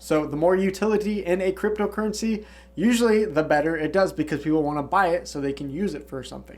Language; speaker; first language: English; native; English